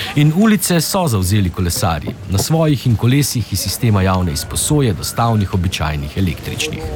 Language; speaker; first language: Slovenian; native; Slovenian